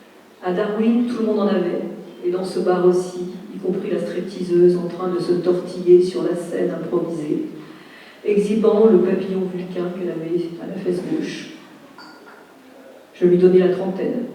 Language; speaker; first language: French; native; French